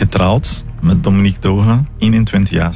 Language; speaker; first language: Dutch; early bilingual, heritage; Portuguese